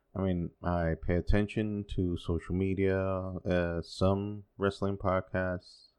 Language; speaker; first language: English; non-native, fluent; Spanish